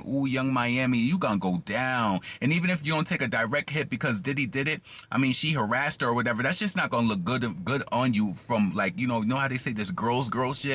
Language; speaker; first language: English; native; English